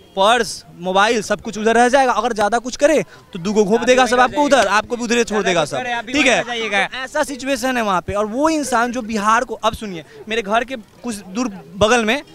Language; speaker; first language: Hindi; native; Hindi